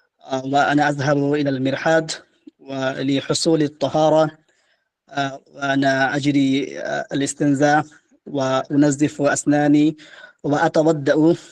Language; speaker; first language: Arabic; non-native, learner; Bangla